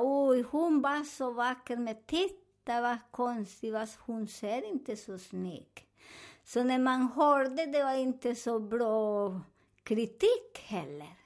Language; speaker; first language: Swedish; non-native, learner; Spanish